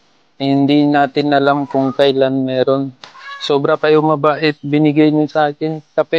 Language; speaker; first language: Filipino; non-native, learner; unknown